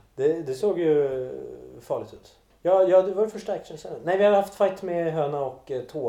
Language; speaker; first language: Swedish; native; Swedish